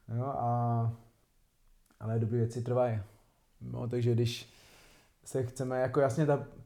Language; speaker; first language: Czech; non-native, fluent; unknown